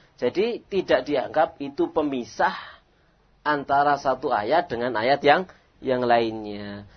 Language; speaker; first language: Indonesian; non-native, local second language; Javanese